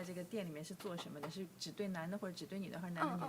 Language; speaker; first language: Chinese; native; Chinese